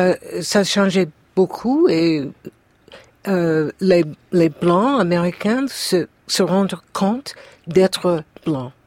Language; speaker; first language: French; non-native, fluent; English